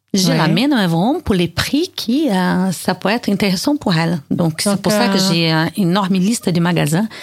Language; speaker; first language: French; non-native, learner; Portuguese